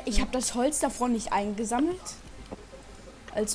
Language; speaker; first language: German; early bilingual, other home language; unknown